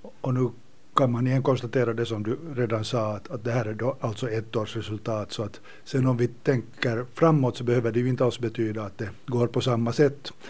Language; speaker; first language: Swedish; native; Swedish